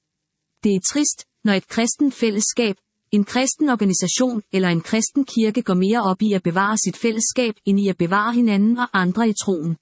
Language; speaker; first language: Danish; native; Danish